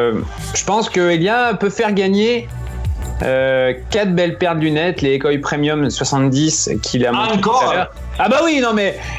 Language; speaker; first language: French; native; French